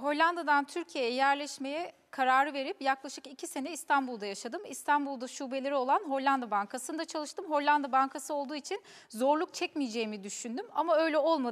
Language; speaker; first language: Turkish; native; Turkish